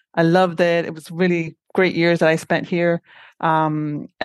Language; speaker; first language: English; non-native, fluent; Spanish